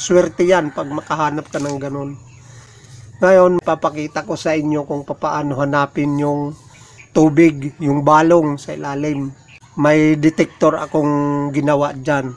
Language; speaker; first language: Filipino; non-native, local second language; Cebuano